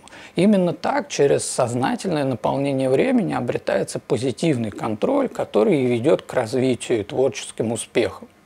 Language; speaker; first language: Russian; native; Russian